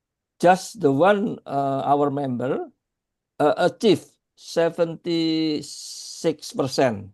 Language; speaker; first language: English; non-native, learner; Indonesian